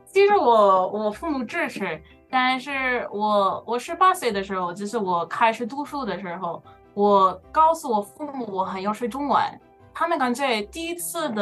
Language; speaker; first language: Chinese; non-native, learner; English